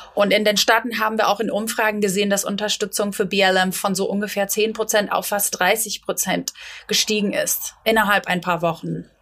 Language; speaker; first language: German; non-native, fluent; English